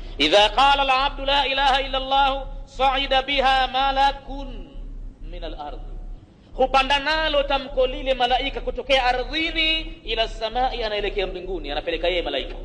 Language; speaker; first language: Swahili; native; Swahili